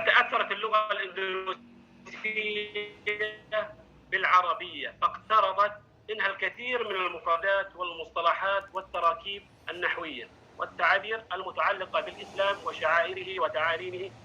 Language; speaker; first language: Arabic; non-native, fluent; Indonesian